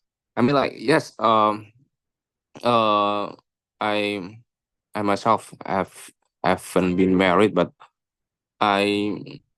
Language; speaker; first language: English; non-native, local second language; Indonesian